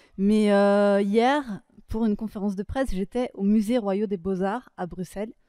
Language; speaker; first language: French; native; French